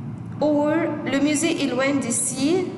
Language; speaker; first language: French; non-native, fluent; Arabic